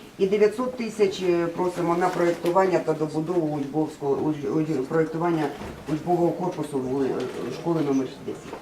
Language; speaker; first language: Ukrainian; native; Ukrainian